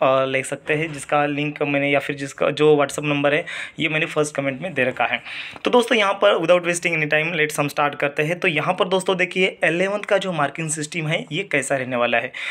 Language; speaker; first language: Hindi; non-native, local second language; Marathi